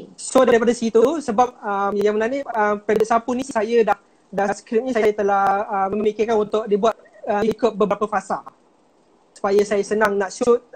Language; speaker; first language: Malay; native; Malay